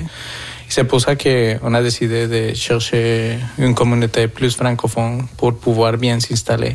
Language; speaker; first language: French; non-native, fluent; Spanish